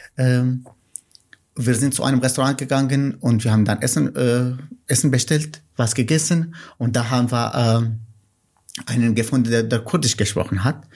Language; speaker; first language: German; non-native, fluent; Kurdish